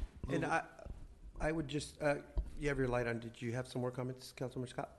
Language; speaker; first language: English; native; English